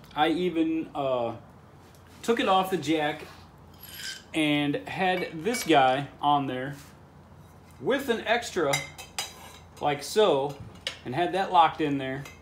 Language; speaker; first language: English; native; English